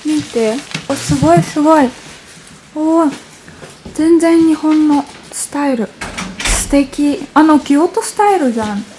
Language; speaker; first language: Japanese; non-native, learner; Russian